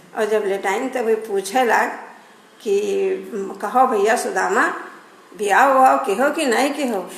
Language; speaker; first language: Hindi; native; Hindi